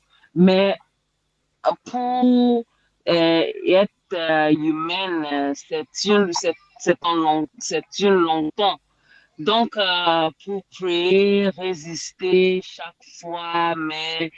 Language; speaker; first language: French; non-native, learner; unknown